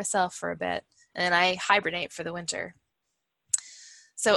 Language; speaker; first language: English; native; English